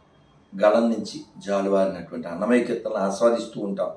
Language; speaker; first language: Telugu; native; Telugu